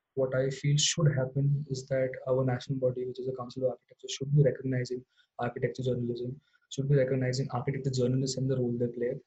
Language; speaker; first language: English; non-native, local second language; Hindi